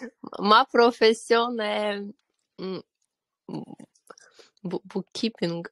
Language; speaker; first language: French; non-native, learner; Ukrainian